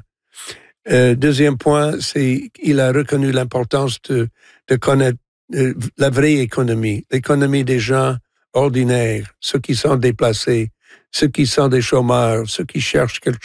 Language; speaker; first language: French; non-native, local second language; English